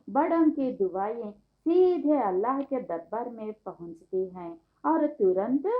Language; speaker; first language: Hindi; non-native, local second language; Telugu